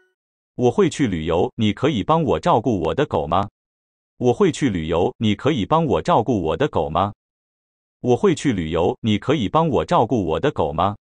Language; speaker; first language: Chinese; non-native, learner; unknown